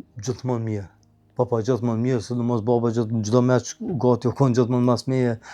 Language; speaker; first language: Albanian; native; Albanian